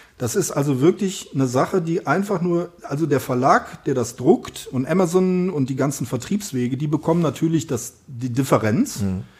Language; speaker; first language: German; native; German